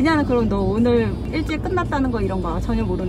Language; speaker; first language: Korean; native; Korean